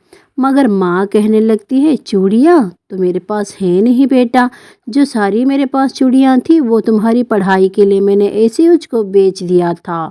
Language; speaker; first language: Hindi; non-native, local second language; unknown